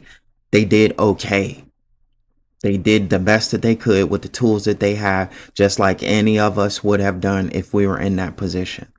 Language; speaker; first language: English; native; English